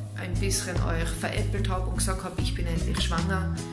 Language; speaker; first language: German; native; German